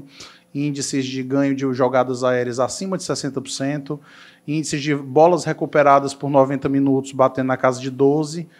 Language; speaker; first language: Portuguese; native; Portuguese